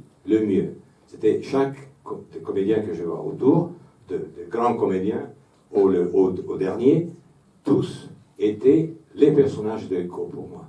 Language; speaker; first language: French; non-native, fluent; Italian